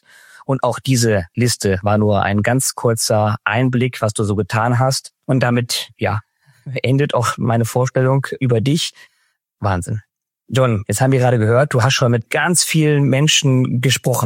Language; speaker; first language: German; native; German